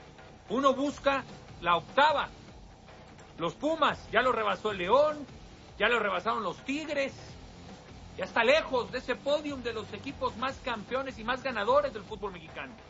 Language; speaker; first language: Spanish; native; Spanish